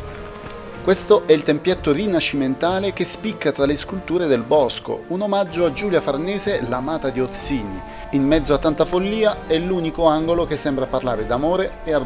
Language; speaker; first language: Italian; native; Italian